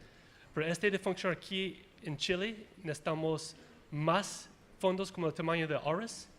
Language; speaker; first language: Spanish; non-native, fluent; English